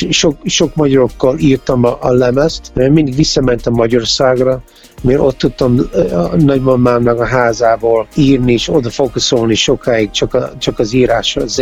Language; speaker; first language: Hungarian; early bilingual, heritage; Hungarian